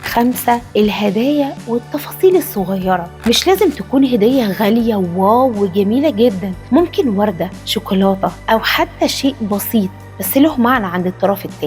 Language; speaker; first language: Arabic; native; Arabic